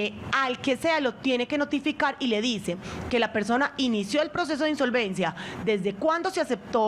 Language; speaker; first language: Spanish; native; Spanish